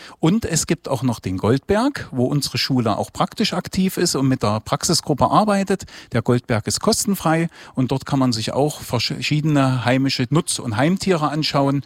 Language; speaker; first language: German; native; German